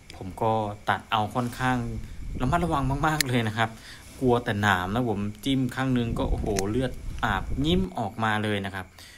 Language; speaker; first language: Thai; native; Thai